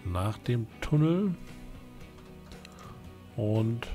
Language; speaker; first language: German; native; German